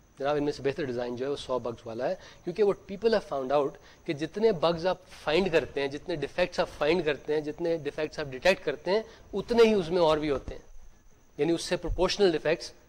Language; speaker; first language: Urdu; native; Urdu